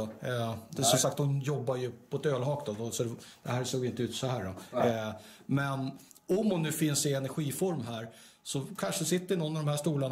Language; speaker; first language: Swedish; native; Swedish